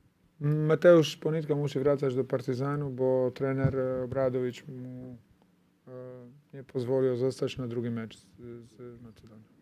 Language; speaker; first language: Polish; non-native, fluent; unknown